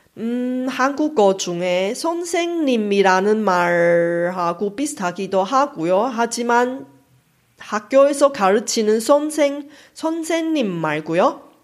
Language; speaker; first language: Korean; non-native, fluent; Chinese